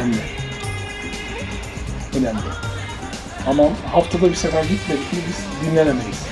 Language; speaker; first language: Turkish; native; Turkish